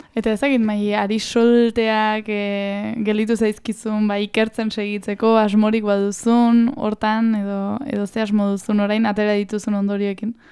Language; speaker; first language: Basque; native; Basque